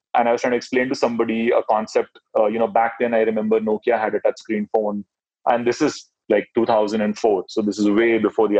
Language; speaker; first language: English; non-native, local second language; Hindi